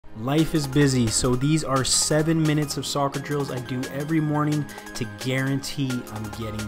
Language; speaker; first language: English; native; English